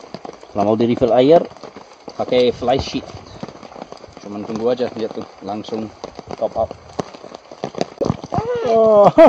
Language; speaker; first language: Indonesian; non-native, fluent; English